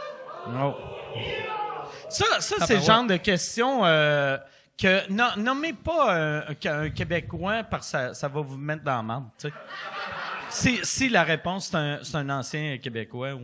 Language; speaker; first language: French; native; French